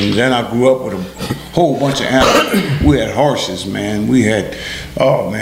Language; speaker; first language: English; early bilingual, other home language; Haitian Creole